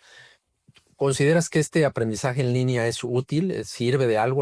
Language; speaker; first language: Spanish; native; Spanish